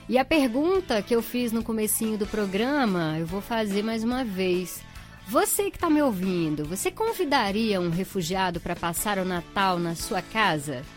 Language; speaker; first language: Portuguese; native; Portuguese